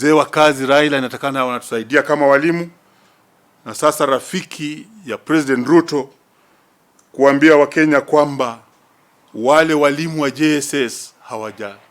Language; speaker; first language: Swahili; non-native, local second language; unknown